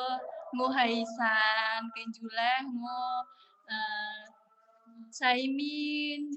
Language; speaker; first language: Cantonese; non-native, learner; Javanese